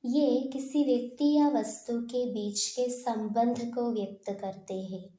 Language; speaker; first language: Hindi; non-native, local second language; Malayalam